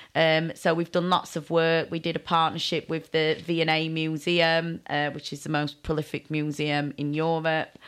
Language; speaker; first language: English; native; English